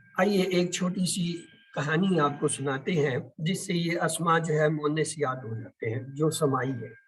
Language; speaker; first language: Urdu; native; Urdu